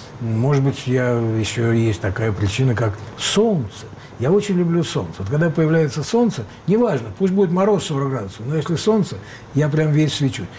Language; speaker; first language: Russian; native; Russian